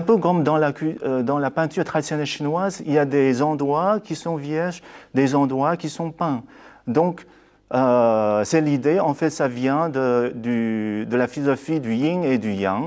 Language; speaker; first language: French; non-native, fluent; Chinese